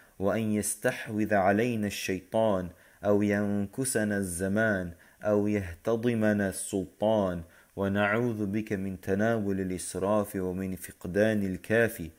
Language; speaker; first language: Arabic; non-native, fluent; Turkish